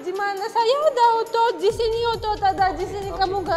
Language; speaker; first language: Indonesian; non-native, learner; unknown